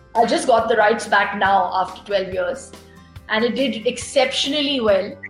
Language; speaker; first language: English; non-native, local second language; Tulu